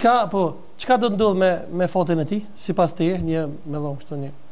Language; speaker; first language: Albanian; native; Albanian